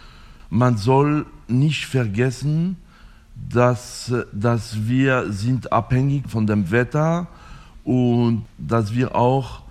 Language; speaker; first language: German; non-native, fluent; French